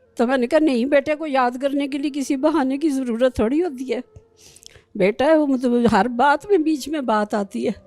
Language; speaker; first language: Urdu; non-native, local second language; Pashto